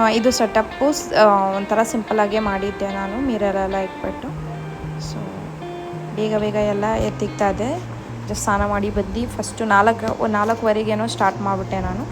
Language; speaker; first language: Kannada; non-native, local second language; Malayalam